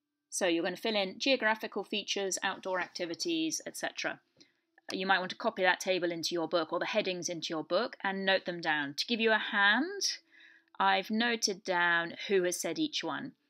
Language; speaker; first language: English; native; English